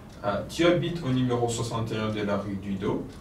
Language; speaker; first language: French; non-native, fluent; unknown